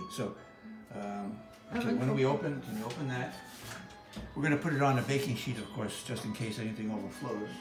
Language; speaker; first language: English; native; English